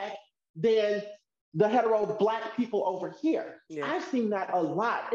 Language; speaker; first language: English; native; English